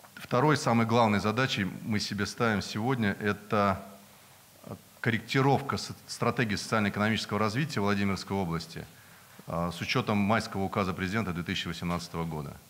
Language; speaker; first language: Russian; native; Russian